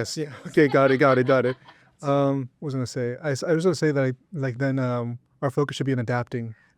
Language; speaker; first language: English; native; English